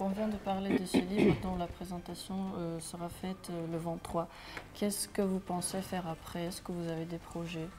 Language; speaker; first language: French; non-native, fluent; Armenian